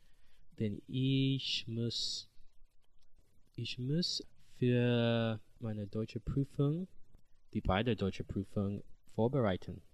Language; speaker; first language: German; non-native, learner; English